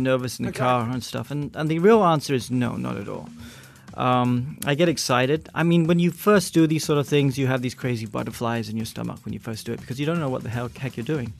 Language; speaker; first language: English; native; English